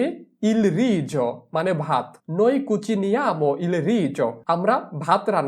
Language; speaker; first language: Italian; non-native, fluent; Bangla